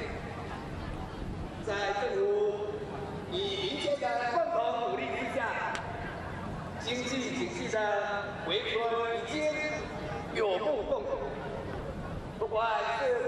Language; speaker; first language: Chinese; native; Chinese